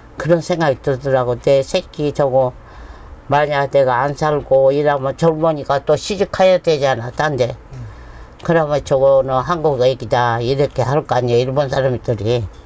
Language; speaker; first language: Korean; non-native, fluent; Japanese